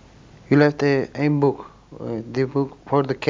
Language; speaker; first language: Dutch; non-native, learner; Turkish